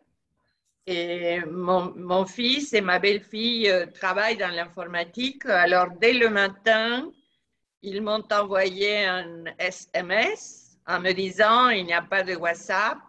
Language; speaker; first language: French; non-native, fluent; Spanish